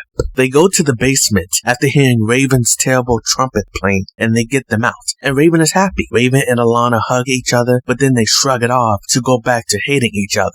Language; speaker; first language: English; native; English